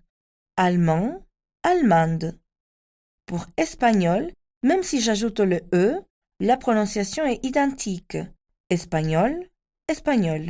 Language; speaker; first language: French; non-native, fluent; Spanish